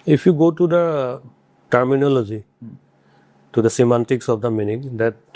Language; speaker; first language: English; non-native, local second language; Assamese